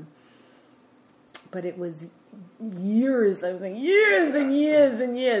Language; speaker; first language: English; native; English